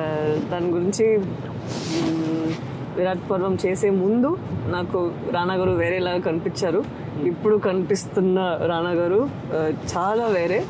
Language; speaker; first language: Telugu; non-native, fluent; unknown